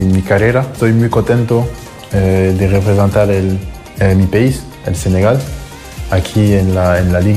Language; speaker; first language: Spanish; non-native, fluent; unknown